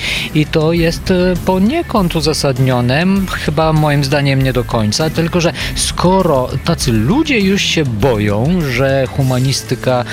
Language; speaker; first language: Polish; non-native, fluent; Bulgarian